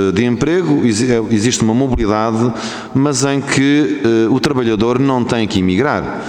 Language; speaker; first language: Portuguese; native; Portuguese